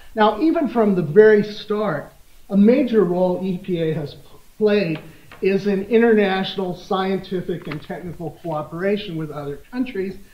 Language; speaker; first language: English; native; English